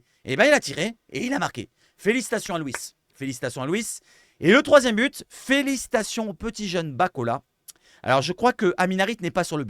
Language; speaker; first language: French; native; French